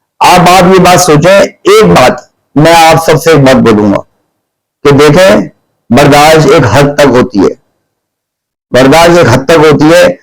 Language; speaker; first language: Urdu; native; Urdu